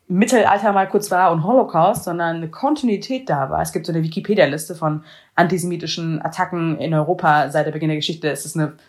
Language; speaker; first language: German; native; German